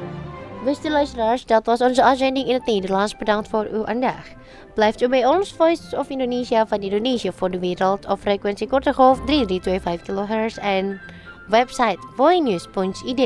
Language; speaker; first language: Dutch; non-native, fluent; Indonesian